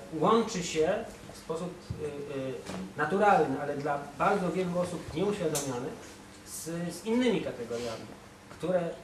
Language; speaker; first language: Polish; native; Polish